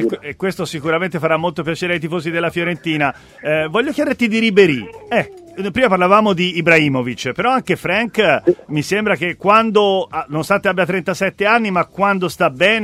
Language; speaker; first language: Italian; native; Italian